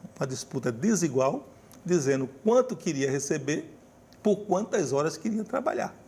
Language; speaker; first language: Portuguese; native; Portuguese